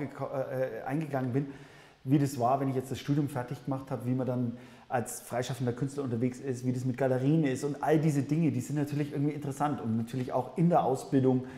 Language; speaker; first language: German; native; German